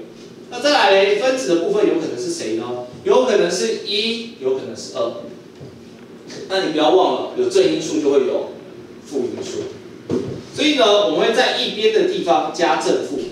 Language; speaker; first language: Chinese; native; Chinese